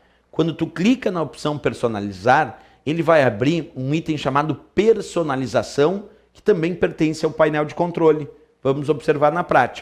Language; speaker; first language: Portuguese; native; Portuguese